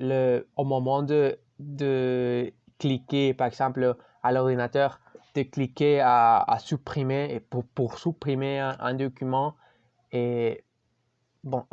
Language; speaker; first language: French; non-native, learner; Spanish